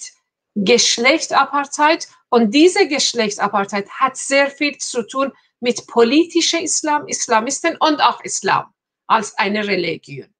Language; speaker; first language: German; non-native, fluent; Persian